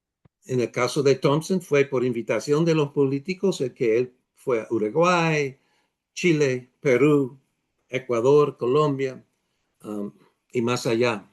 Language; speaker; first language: Spanish; non-native, fluent; Dutch